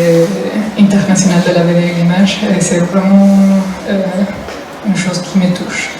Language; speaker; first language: French; non-native, fluent; Spanish